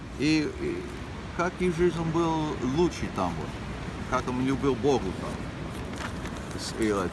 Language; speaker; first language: Russian; early bilingual, heritage; Russian